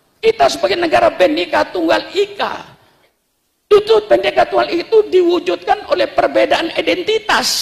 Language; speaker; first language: Indonesian; non-native, local second language; Madurese